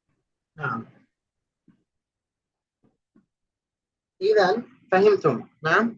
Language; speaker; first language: Arabic; non-native, fluent; Bangla